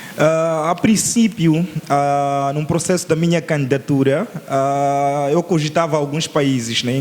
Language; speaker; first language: Portuguese; non-native, local second language; Tsonga